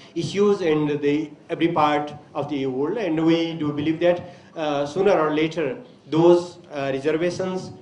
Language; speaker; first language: English; non-native, local second language; Nepali